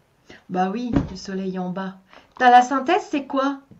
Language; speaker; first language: French; native; French